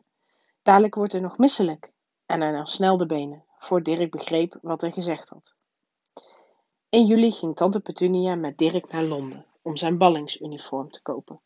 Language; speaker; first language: Dutch; native; Dutch